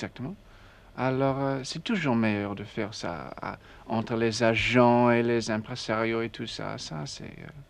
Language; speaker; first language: French; non-native, learner; English